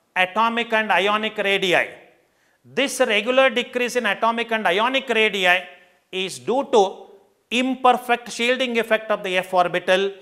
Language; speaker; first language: English; non-native, local second language; Kannada